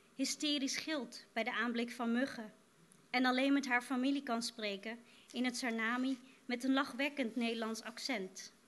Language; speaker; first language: Dutch; native; Dutch